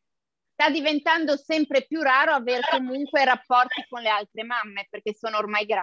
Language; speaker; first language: Italian; native; Italian